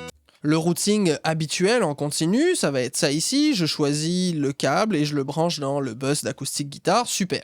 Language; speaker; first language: French; native; French